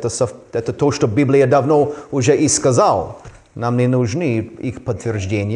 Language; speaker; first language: Russian; non-native, fluent; English